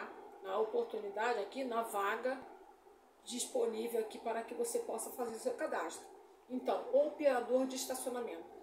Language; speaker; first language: Portuguese; native; Portuguese